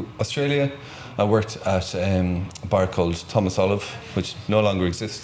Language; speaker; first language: English; native; English